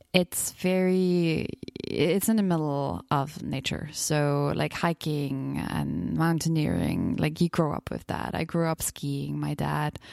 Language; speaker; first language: English; non-native, fluent; German